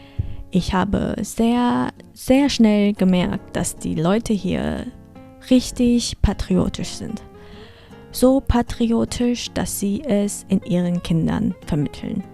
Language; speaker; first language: German; early bilingual, heritage; German